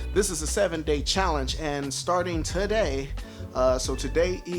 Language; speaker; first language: English; native; English